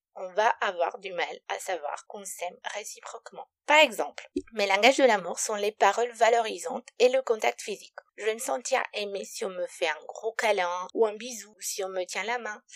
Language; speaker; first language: French; non-native, fluent; Romanian